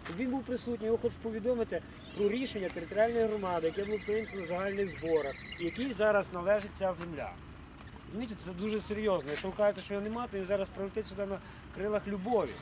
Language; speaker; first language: Ukrainian; native; Ukrainian